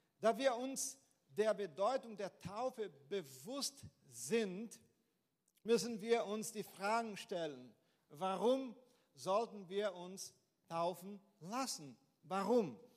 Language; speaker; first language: German; non-native, fluent; Portuguese